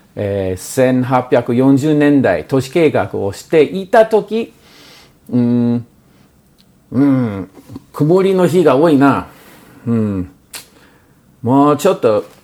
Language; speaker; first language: Japanese; non-native, fluent; English